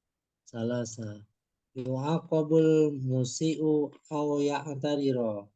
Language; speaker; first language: Arabic; non-native, learner; Indonesian